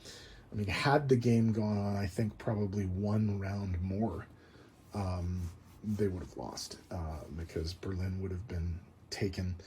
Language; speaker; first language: English; native; English